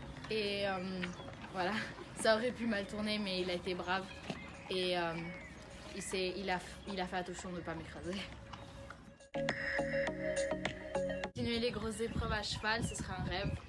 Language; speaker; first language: French; early bilingual, other home language; Italian